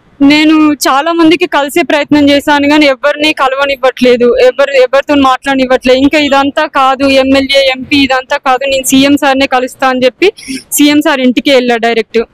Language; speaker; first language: Telugu; native; Telugu